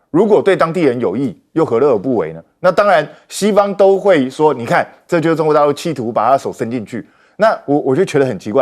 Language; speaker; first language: Chinese; native; Chinese